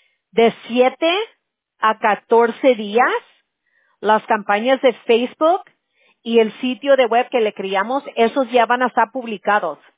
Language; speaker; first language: Spanish; early bilingual, heritage; Spanish